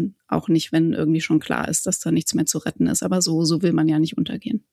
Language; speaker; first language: German; native; German